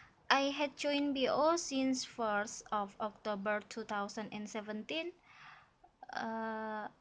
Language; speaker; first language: English; non-native, learner; Indonesian